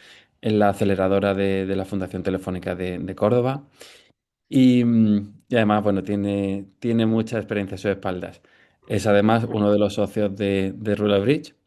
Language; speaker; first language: Spanish; native; Spanish